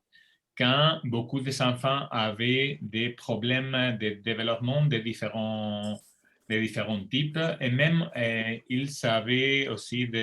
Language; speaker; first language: French; non-native, fluent; Spanish